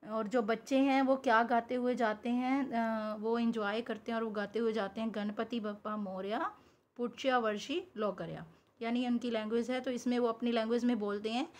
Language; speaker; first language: Hindi; non-native, local second language; Punjabi